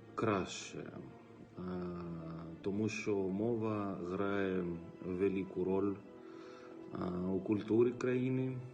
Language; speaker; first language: Ukrainian; non-native, learner; Greek